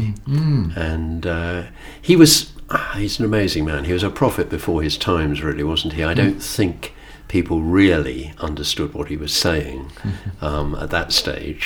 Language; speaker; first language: English; native; English